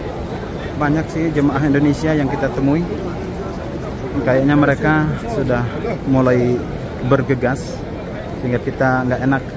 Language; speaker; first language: Indonesian; native; Indonesian